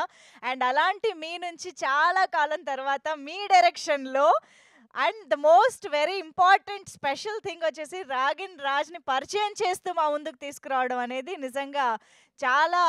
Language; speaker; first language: Telugu; native; Telugu